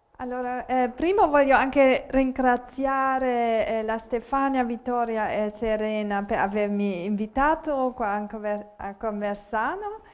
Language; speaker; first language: Italian; non-native, fluent; German